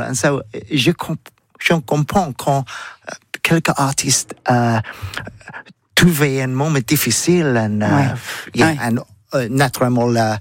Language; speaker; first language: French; non-native, learner; English